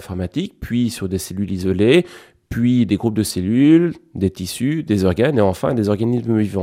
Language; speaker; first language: French; native; French